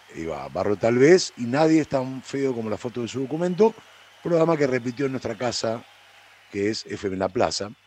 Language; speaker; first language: Spanish; native; Spanish